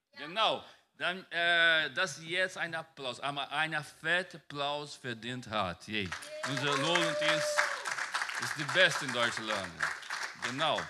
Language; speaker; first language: German; non-native, fluent; Portuguese